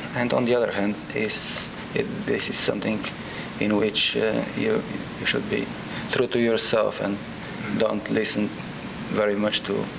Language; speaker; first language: English; non-native, fluent; Bulgarian